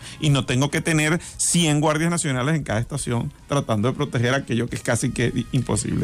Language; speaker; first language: Spanish; native; Spanish